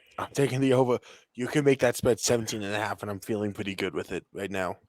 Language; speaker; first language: English; native; English